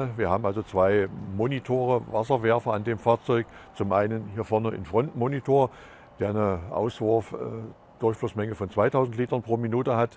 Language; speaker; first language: German; native; German